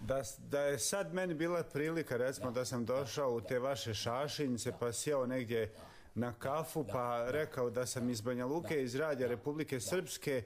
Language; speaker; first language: Serbian; native; Serbian